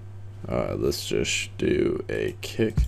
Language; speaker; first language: English; native; English